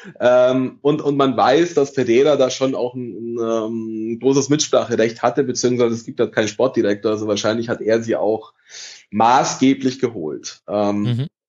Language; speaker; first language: German; early bilingual, other home language; Italian